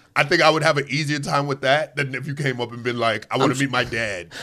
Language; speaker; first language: English; native; English